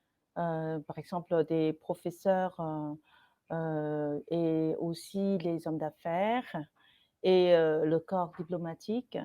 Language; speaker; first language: French; non-native, fluent; Vietnamese